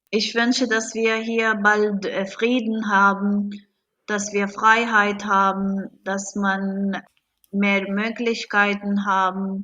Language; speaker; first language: German; non-native, fluent; Arabic